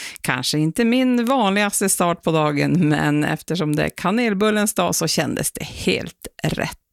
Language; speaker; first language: Swedish; native; Swedish